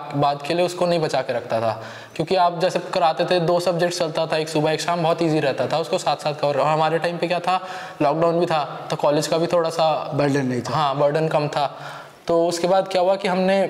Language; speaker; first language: Hindi; native; Hindi